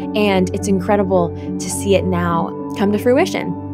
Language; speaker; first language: English; native; English